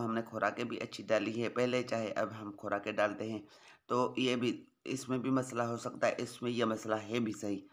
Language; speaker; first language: Hindi; non-native, local second language; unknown